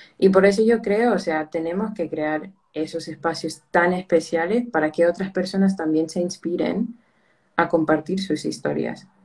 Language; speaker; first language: Spanish; early bilingual, heritage; Spanish